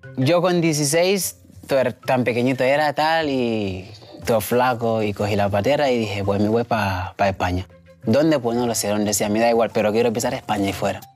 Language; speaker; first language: Spanish; non-native, fluent; Mandingo